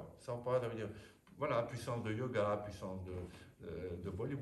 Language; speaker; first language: French; native; French